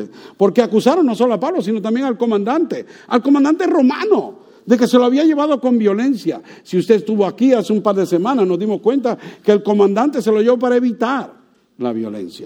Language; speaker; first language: Spanish; native; Spanish